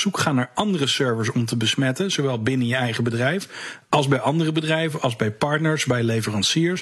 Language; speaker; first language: Dutch; native; Dutch